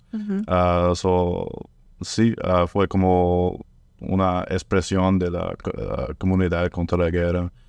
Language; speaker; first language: Spanish; non-native, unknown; French